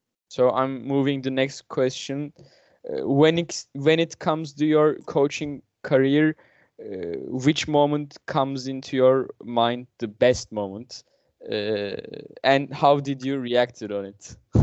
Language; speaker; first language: English; non-native, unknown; Turkish